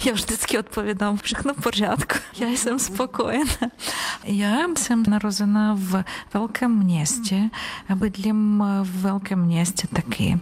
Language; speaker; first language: Czech; non-native, learner; Ukrainian